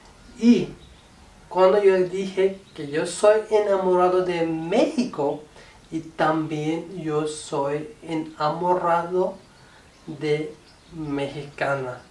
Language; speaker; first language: Spanish; non-native, learner; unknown